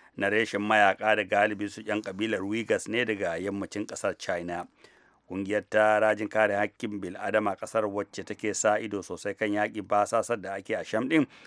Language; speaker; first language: Hausa; native; Hausa